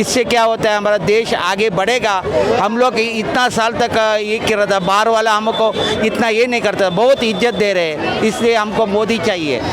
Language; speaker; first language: Hindi; non-native, local second language; Kannada